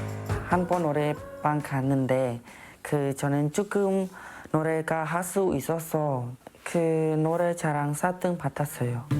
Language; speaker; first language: Korean; non-native, learner; Khmer